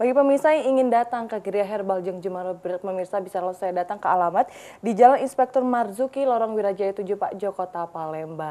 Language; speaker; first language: Indonesian; native; Indonesian